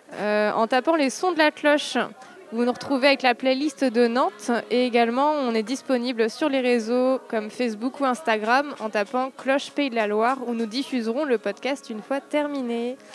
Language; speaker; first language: French; native; French